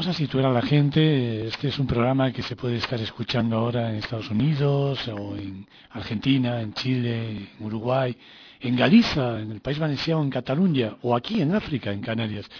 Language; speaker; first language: Spanish; native; Spanish